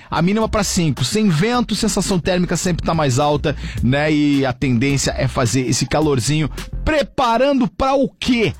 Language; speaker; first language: Portuguese; native; Portuguese